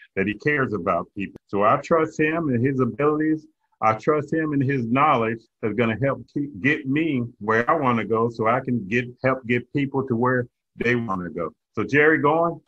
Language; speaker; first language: English; native; English